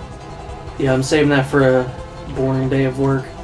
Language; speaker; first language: English; native; English